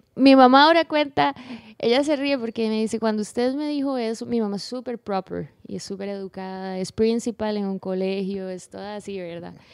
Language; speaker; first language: Spanish; native; Spanish